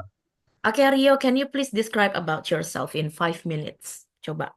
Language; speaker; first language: English; non-native, fluent; Indonesian